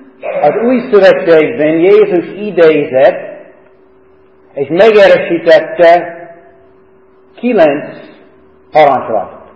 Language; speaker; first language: Hungarian; non-native, fluent; English